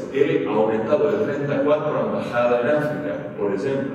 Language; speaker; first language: Spanish; non-native, fluent; Italian